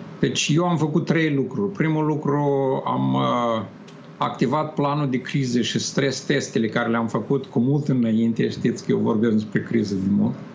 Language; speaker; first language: Romanian; native; Romanian